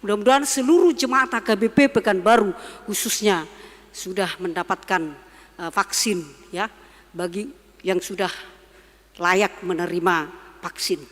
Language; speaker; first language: Indonesian; non-native, local second language; Batak Toba